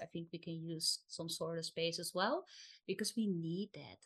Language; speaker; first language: English; non-native, fluent; Dutch